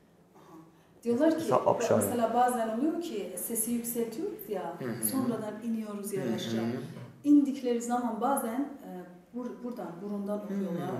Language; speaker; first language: Turkish; non-native, fluent; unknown